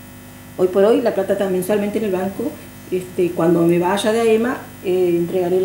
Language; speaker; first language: Spanish; native; Spanish